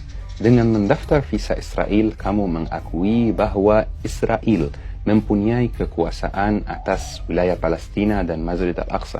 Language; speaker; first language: Indonesian; non-native, fluent; Arabic